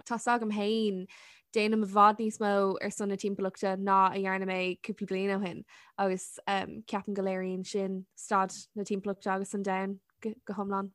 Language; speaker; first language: Irish; non-native, local second language; English